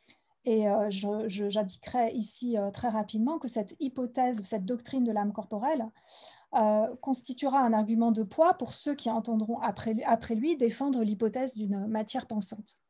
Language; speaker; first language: French; native; French